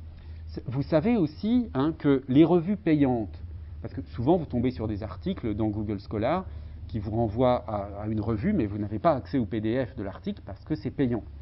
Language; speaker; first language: French; native; French